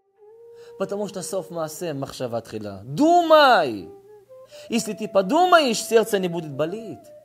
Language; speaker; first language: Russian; early bilingual, heritage; Russian